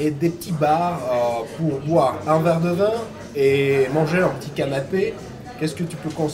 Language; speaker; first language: French; non-native, fluent; Russian